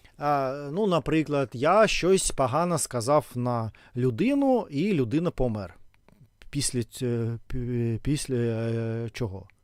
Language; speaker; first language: Ukrainian; non-native, local second language; Russian